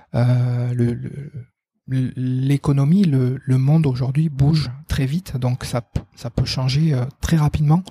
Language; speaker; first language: French; native; French